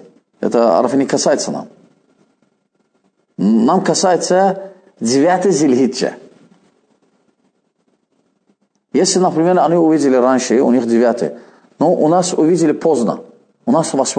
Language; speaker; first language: Russian; non-native, fluent; Azerbaijani